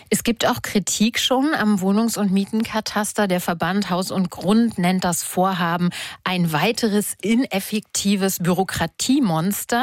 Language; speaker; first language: German; native; German